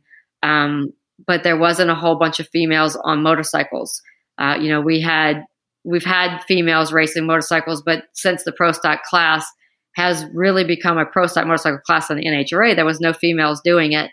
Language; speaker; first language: English; native; English